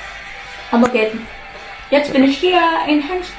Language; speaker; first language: German; non-native, learner; Filipino